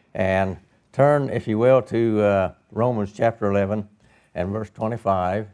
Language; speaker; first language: English; native; English